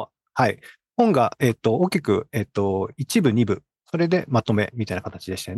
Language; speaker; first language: Japanese; native; Japanese